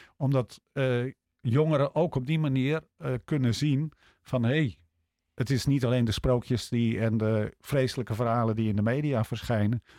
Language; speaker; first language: Dutch; native; Dutch